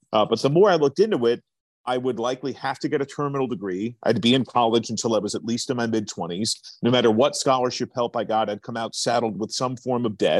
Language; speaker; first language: English; native; English